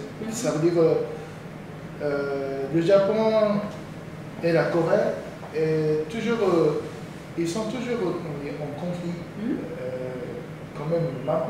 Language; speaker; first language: French; non-native, learner; Japanese